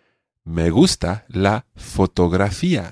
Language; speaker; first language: Spanish; non-native, fluent; English